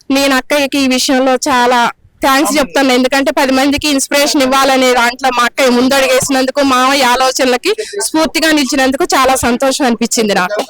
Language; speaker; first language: Telugu; native; Telugu